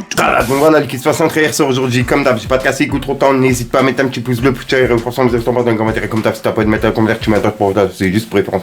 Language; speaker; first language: French; native; French